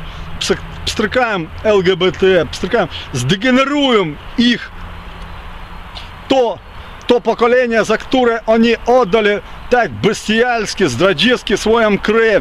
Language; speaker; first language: Polish; early bilingual, heritage; Ukrainian